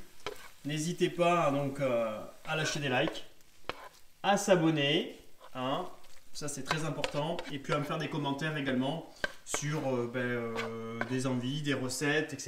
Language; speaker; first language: French; native; French